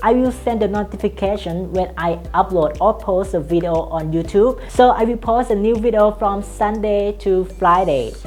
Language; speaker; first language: English; non-native, fluent; Thai